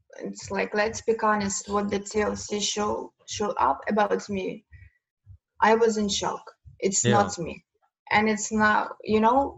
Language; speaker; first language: English; non-native, learner; Ukrainian